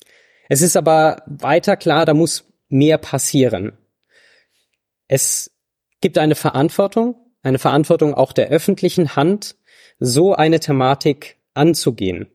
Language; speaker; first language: German; native; German